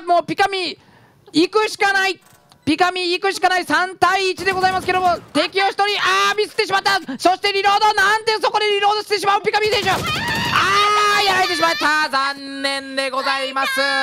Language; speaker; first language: Japanese; early bilingual, heritage; Japanese